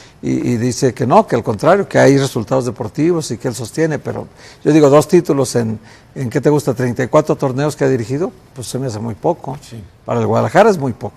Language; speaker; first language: Spanish; native; Spanish